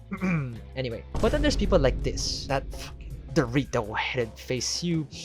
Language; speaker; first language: English; native; English